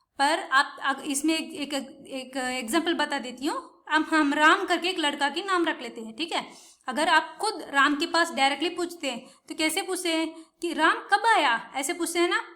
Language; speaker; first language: Hindi; non-native, local second language; Tamil